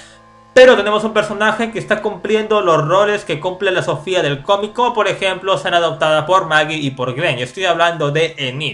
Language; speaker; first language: Spanish; native; Spanish